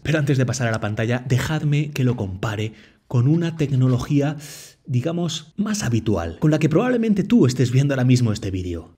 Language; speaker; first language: Spanish; native; Spanish